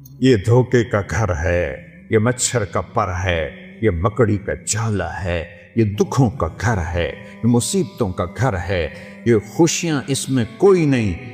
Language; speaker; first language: Urdu; non-native, local second language; Punjabi